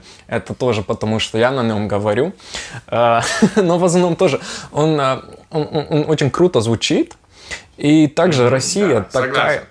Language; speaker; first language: Russian; non-native, fluent; Dutch